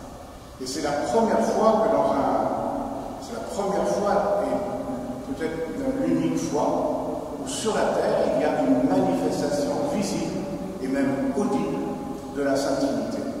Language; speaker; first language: French; native; French